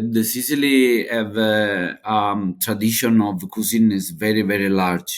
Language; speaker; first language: English; non-native, learner; Italian